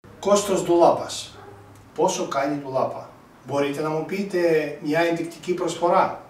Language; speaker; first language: Greek; non-native, fluent; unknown